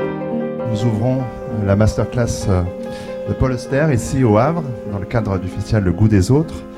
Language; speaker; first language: French; native; French